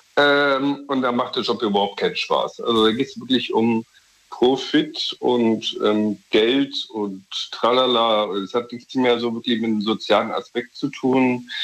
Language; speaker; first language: German; native; German